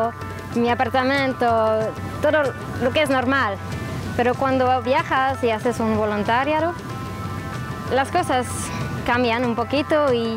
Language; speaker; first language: Spanish; non-native, fluent; French